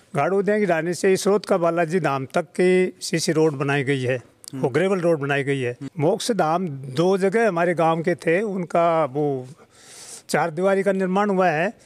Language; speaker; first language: Hindi; native; Hindi